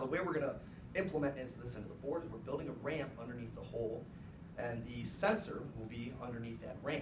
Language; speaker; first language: English; native; English